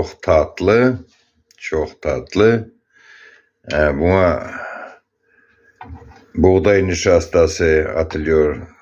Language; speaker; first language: Turkish; non-native, learner; Russian